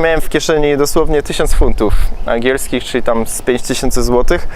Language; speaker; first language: Polish; native; Polish